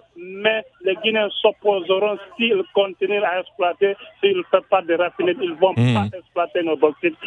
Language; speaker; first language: French; non-native, local second language; Susu